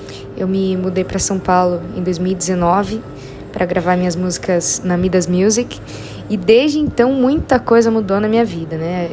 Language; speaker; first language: Portuguese; native; Portuguese